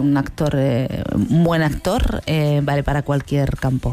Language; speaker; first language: Spanish; native; Spanish